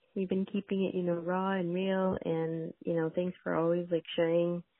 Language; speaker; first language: English; native; English